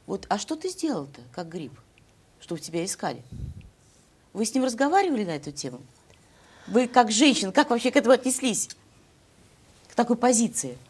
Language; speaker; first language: Russian; native; Russian